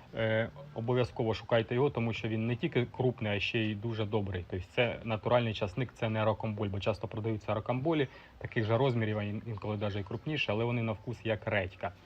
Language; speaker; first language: Ukrainian; non-native, local second language; Russian